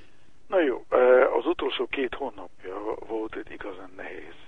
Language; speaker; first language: Hungarian; early bilingual, heritage; Hebrew